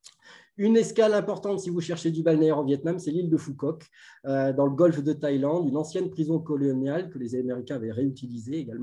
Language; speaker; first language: French; native; French